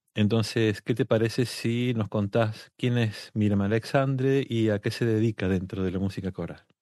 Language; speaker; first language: Spanish; native; Spanish